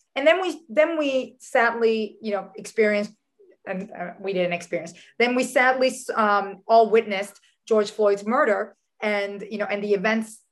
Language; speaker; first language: English; early bilingual, other home language; Spanish